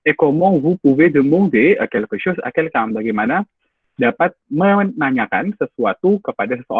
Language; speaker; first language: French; non-native, fluent; Indonesian